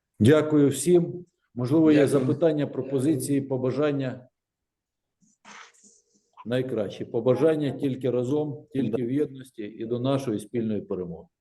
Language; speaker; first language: Ukrainian; native; Ukrainian